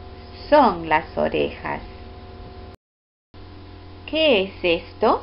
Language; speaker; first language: Spanish; non-native, fluent; English